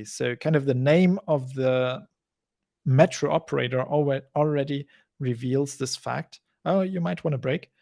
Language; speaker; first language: English; non-native, fluent; German